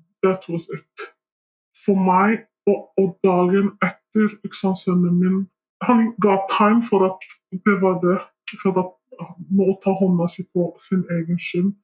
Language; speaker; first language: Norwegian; non-native, fluent; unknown